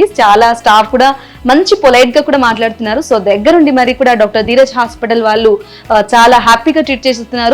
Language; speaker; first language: Telugu; native; Telugu